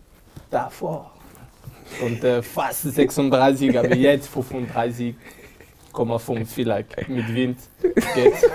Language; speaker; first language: German; non-native, learner; French